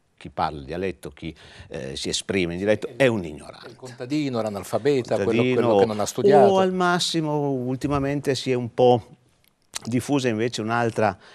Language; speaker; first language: Italian; native; Italian